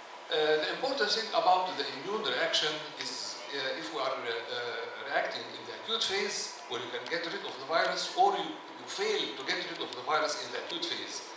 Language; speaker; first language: English; non-native, fluent; Arabic